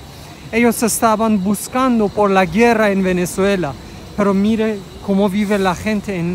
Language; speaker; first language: Spanish; non-native, fluent; Portuguese